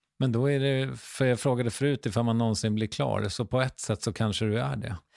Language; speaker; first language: Swedish; native; Swedish